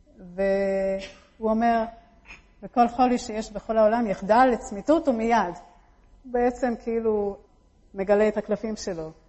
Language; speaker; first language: Hebrew; early bilingual, other home language; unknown